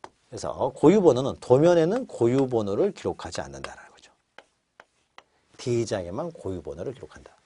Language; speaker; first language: Korean; native; Korean